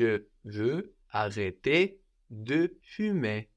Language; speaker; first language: French; non-native, fluent; English